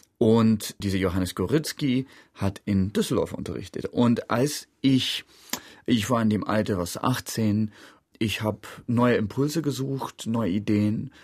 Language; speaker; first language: German; non-native, fluent; English